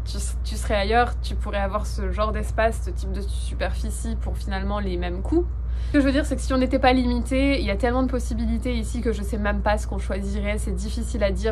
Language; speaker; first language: French; native; French